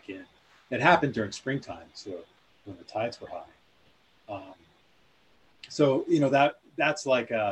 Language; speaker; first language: English; native; English